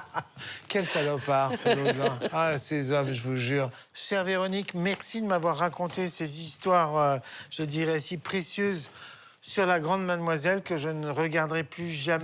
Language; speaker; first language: French; native; French